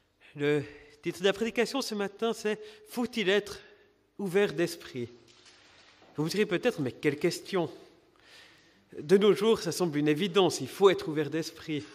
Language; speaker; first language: French; native; French